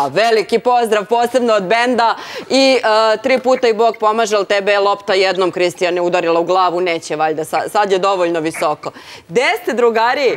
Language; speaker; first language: Serbian; native; Serbian